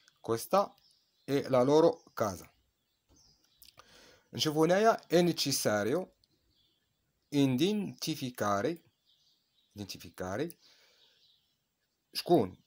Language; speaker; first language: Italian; non-native, fluent; Arabic